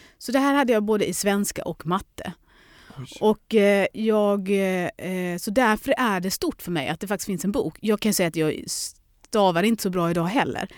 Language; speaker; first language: Swedish; early bilingual, other home language; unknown